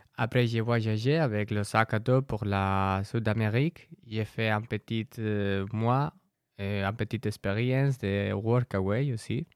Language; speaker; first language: French; non-native, learner; Spanish